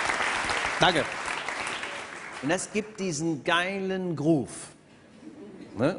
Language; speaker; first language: German; native; German